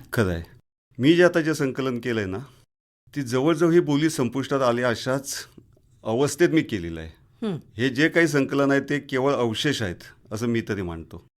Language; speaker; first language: Marathi; native; Marathi